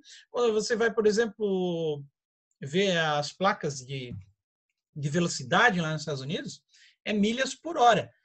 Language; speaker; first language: Portuguese; native; Portuguese